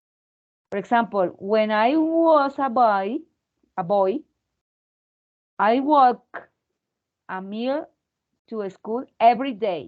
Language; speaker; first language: English; non-native, fluent; Spanish